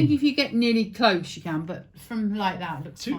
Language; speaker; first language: English; native; English